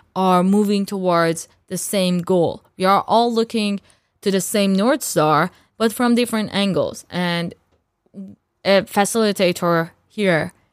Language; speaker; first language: English; non-native, fluent; Persian